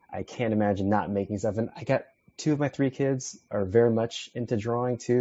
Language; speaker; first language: English; native; English